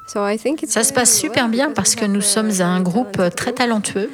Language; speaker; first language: French; non-native, fluent; Ukrainian